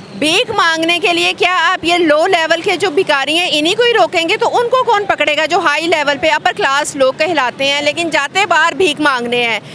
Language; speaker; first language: Urdu; non-native, local second language; Punjabi